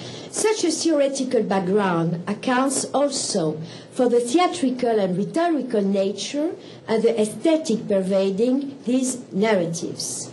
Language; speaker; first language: English; non-native, fluent; French